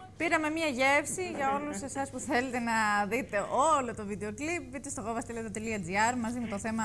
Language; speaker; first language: Greek; native; Greek